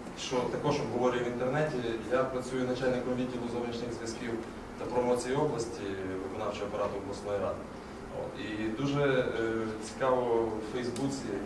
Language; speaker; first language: Ukrainian; native; Ukrainian